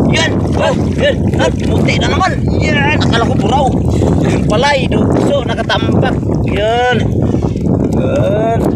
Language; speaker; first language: Filipino; non-native, local second language; Cebuano